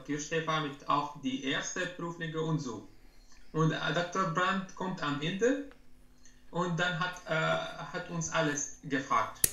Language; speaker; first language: German; non-native, learner; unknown